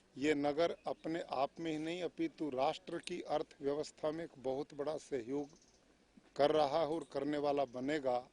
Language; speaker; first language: Hindi; native; Hindi